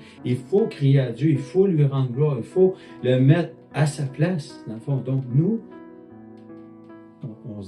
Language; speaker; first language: French; native; French